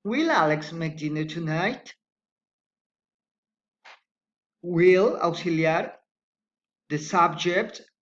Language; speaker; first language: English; non-native, fluent; Spanish